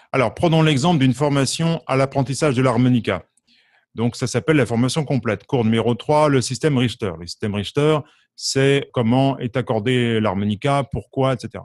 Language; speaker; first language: French; native; French